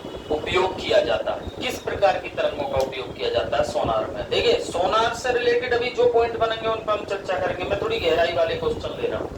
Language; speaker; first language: Hindi; native; Hindi